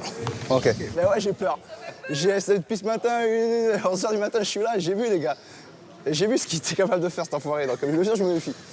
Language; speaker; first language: French; native; French